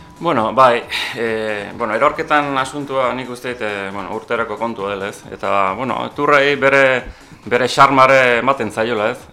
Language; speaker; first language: Basque; native; Basque